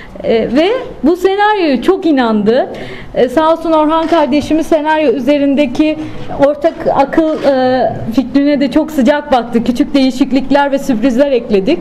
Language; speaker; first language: Turkish; native; Turkish